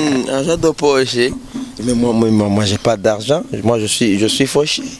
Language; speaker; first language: French; non-native, local second language; Rundi